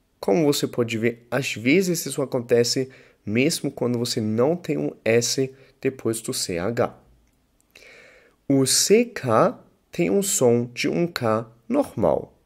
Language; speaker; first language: Portuguese; non-native, fluent; German